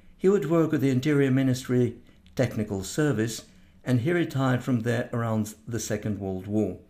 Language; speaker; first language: English; non-native, fluent; Romanian